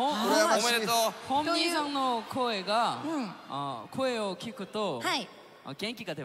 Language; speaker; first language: Japanese; non-native, learner; Korean